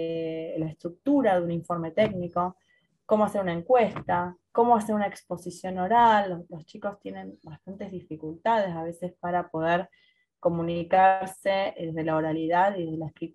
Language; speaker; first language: Spanish; native; Spanish